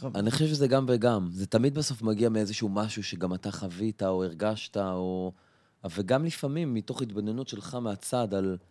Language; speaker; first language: Hebrew; native; Hebrew